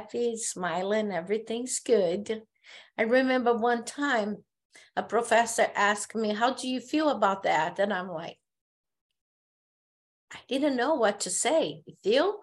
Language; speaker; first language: English; non-native, fluent; Portuguese